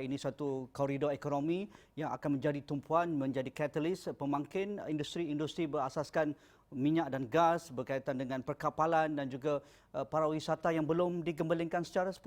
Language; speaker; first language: Malay; native; Malay